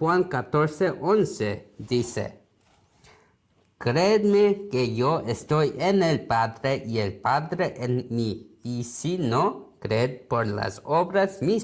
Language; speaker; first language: Spanish; non-native, learner; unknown